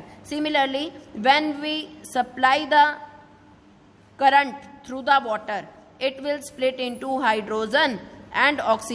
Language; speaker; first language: English; non-native, local second language; Hindi